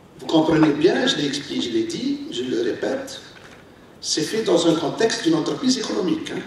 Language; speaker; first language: French; non-native, local second language; Arabic